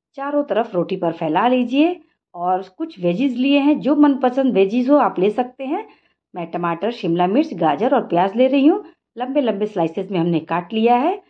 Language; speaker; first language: Hindi; native; Hindi